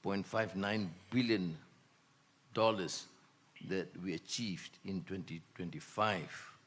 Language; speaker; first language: English; non-native, local second language; Malay